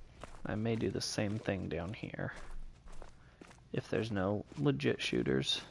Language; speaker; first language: English; native; English